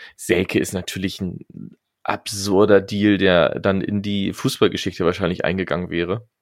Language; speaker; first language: German; native; German